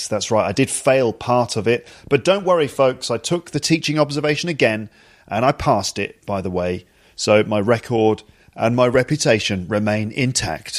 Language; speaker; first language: English; native; English